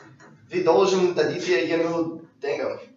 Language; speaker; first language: Russian; non-native, learner; English